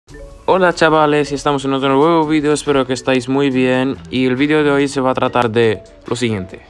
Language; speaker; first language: Spanish; native; Spanish